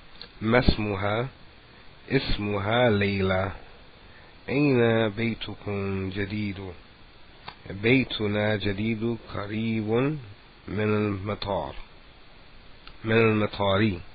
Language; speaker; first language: Arabic; non-native, fluent; English